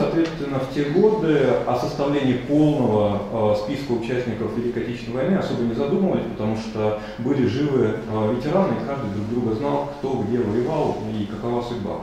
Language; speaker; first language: Russian; native; Russian